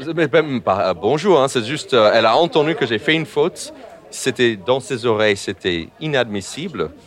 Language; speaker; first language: French; non-native, fluent; English